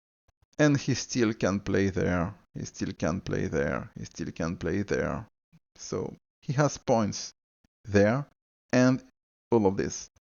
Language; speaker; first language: English; non-native, fluent; French